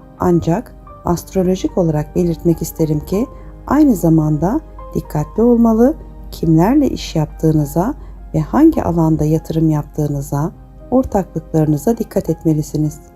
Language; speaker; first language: Turkish; native; Turkish